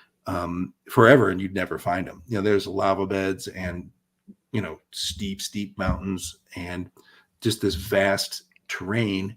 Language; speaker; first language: English; native; English